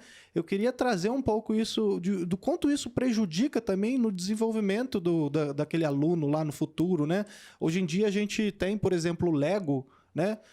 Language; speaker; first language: Portuguese; native; Portuguese